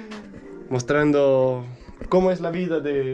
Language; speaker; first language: Spanish; non-native, fluent; Danish